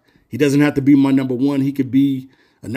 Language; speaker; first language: English; native; English